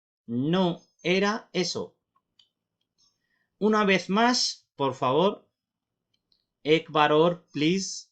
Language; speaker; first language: Spanish; non-native, fluent; Urdu